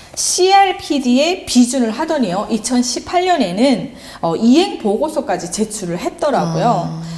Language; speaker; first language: Korean; native; Korean